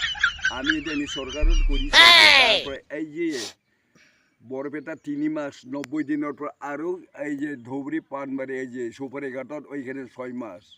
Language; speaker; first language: Bangla; non-native, local second language; Bodo